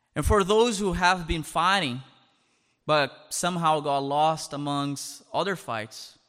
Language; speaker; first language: English; non-native, fluent; Portuguese